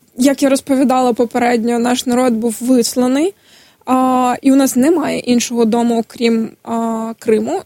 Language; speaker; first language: Ukrainian; non-native, local second language; Crimean Tatar